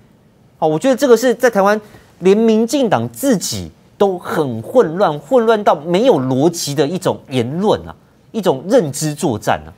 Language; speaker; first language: Chinese; native; Chinese